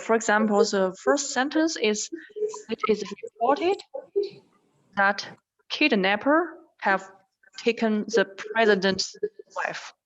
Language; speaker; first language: English; non-native, learner; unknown